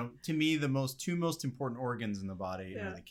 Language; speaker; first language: English; non-native, fluent; French